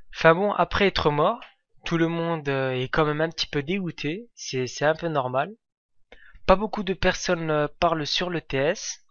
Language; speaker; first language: French; native; French